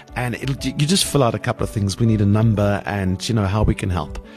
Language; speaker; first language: English; non-native, local second language; Afrikaans